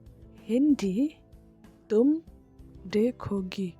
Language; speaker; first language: Hindi; non-native, local second language; Khasi